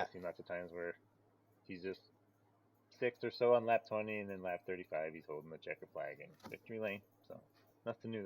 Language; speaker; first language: English; native; English